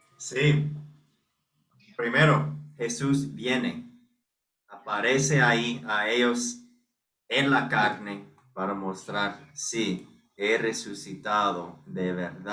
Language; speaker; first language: Spanish; non-native, fluent; English